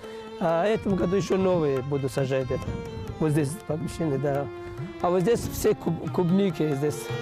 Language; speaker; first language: Russian; non-native, learner; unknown